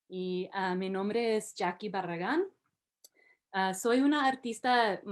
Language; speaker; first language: Spanish; early bilingual, heritage; English